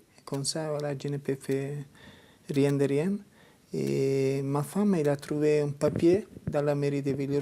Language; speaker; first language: French; non-native, learner; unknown